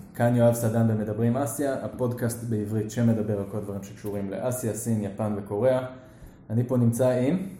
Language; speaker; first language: Hebrew; native; Hebrew